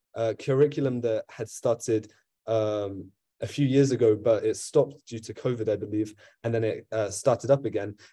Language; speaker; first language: English; native; English